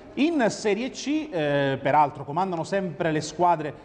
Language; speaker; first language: Italian; native; Italian